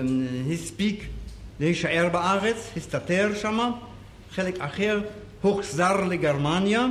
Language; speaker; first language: Hebrew; non-native, fluent; German